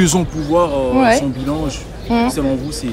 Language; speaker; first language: French; native; French